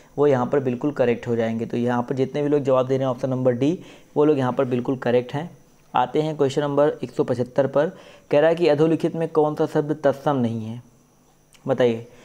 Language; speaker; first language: Hindi; native; Hindi